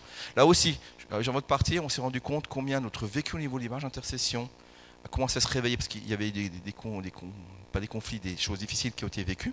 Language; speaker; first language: French; native; French